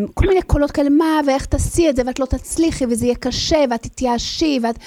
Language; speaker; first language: Hebrew; native; Hebrew